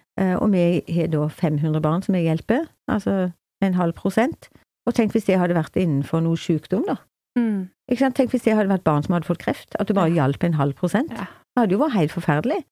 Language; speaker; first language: Norwegian; native; Norwegian